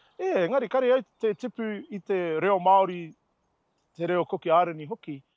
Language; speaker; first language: Māori; non-native, local second language; English